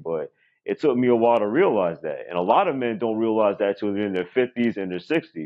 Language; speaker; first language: English; native; English